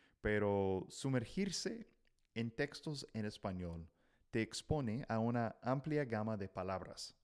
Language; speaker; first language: Spanish; non-native, fluent; English